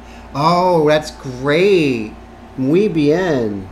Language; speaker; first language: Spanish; non-native, learner; English